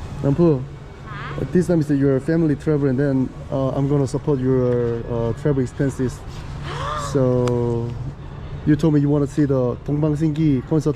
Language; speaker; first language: English; non-native, learner; Korean